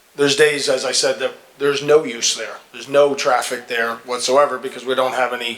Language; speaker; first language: English; native; English